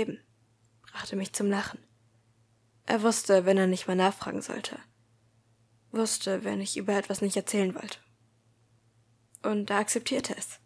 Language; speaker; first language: German; native; German